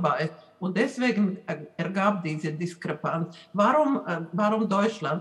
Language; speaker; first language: German; non-native, fluent; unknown